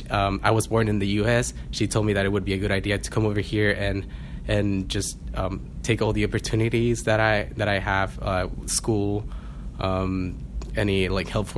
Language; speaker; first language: English; non-native, fluent; Spanish